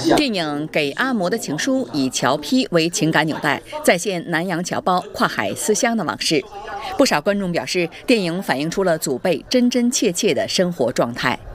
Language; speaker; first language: Chinese; native; Chinese